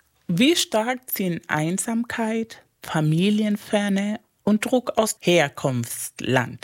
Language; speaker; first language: German; non-native, fluent; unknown